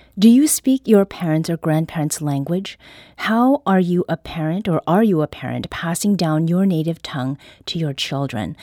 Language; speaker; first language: English; early bilingual, other home language; Korean